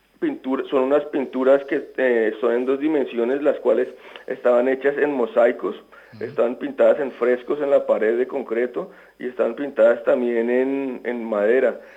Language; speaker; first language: Spanish; non-native, fluent; Greek